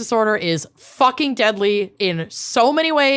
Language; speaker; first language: English; native; English